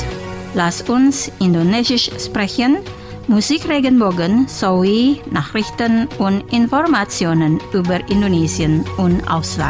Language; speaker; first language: German; non-native, fluent; Indonesian